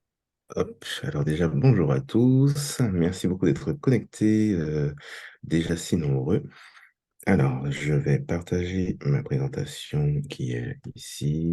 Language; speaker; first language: French; native; French